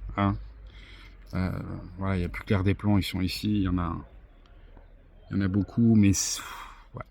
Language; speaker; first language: French; native; French